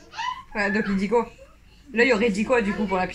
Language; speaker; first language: French; native; French